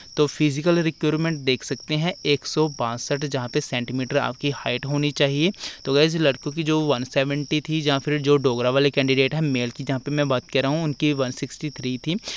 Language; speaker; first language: Hindi; non-native, local second language; Punjabi